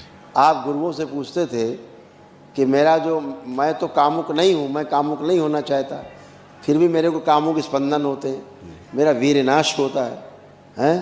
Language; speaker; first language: Hindi; native; Hindi